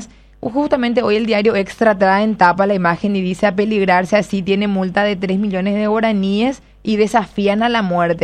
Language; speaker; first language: Spanish; native; Spanish